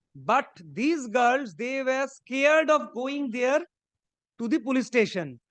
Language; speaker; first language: English; non-native, local second language; Bangla